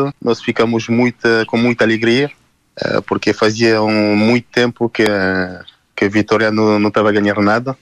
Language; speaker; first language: Portuguese; non-native, learner; French